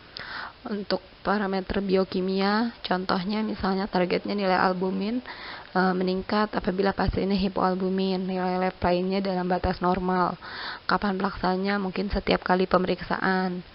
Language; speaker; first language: Indonesian; native; Indonesian